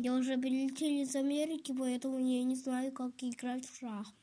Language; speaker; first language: Russian; early bilingual, heritage; Russian